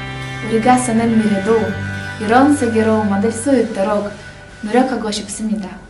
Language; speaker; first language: Korean; non-native, fluent; Russian